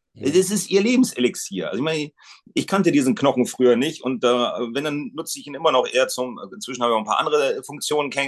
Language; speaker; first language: German; native; German